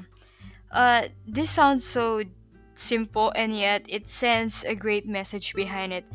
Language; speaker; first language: English; non-native, local second language; Filipino